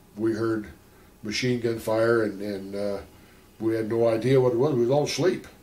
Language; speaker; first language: English; native; English